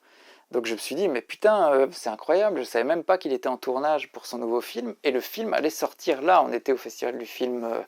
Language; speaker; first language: French; native; French